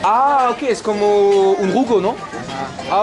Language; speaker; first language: Spanish; non-native, learner; French